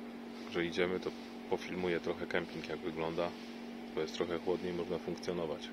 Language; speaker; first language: Polish; native; Polish